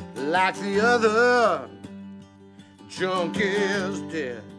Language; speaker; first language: English; native; English